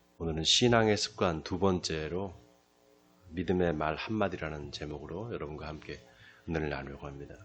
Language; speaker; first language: Korean; native; Korean